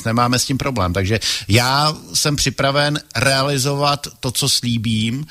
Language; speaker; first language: Czech; native; Czech